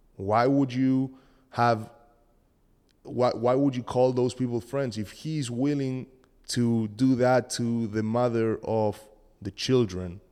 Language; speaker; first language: English; non-native, fluent; Spanish